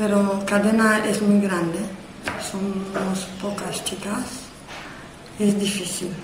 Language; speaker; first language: Spanish; non-native, learner; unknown